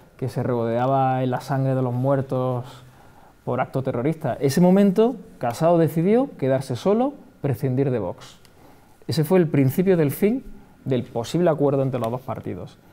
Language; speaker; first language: Spanish; native; Spanish